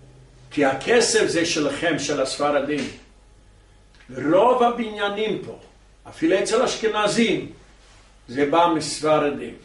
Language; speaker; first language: Hebrew; non-native, fluent; English